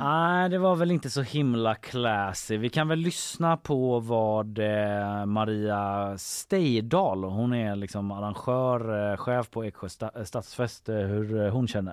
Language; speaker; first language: Swedish; native; Swedish